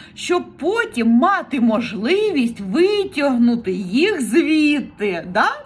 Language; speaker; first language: Ukrainian; non-native, local second language; Russian